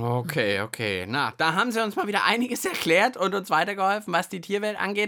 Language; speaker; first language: German; native; German